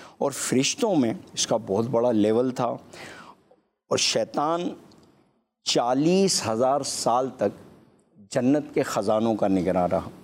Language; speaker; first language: Urdu; non-native, local second language; Memoni